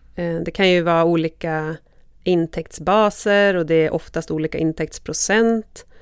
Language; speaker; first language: Swedish; native; Swedish